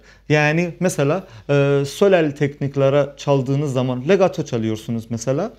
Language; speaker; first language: Turkish; non-native, fluent; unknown